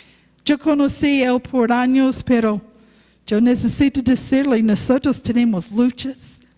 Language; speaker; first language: Spanish; non-native, learner; English